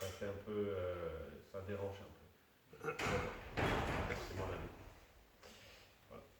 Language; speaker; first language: French; non-native, fluent; Danish